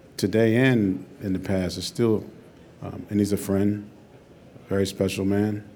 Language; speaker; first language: English; native; English